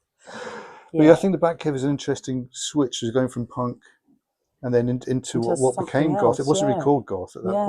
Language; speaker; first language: English; native; English